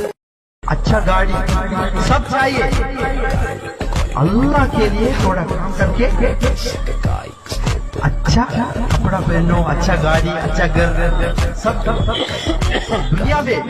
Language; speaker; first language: Hindi; non-native, local second language; Malayalam